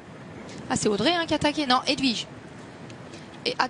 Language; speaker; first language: French; native; French